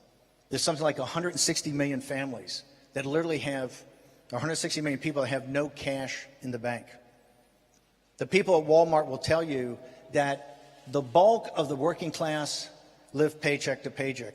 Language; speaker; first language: English; native; English